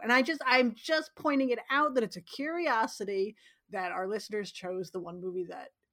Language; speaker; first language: English; native; English